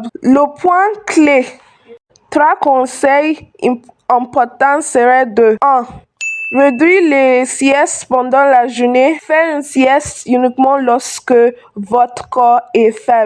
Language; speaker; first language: French; non-native, learner; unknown